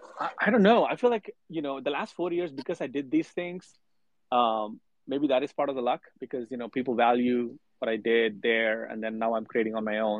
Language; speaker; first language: English; non-native, local second language; Telugu